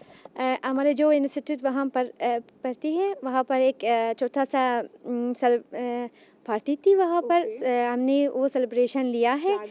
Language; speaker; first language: Hindi; non-native, learner; Persian